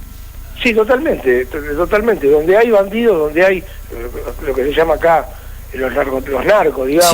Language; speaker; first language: Spanish; native; Spanish